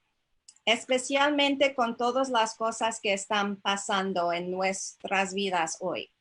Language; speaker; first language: Spanish; non-native, fluent; English